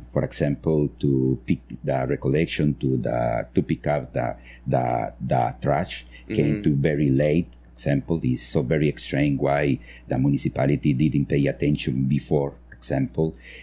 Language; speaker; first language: English; non-native, learner; Spanish